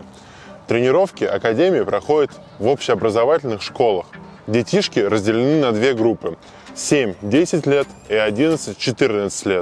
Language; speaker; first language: Russian; native; Russian